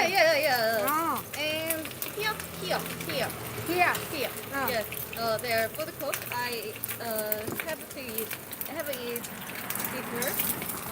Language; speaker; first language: English; non-native, learner; Korean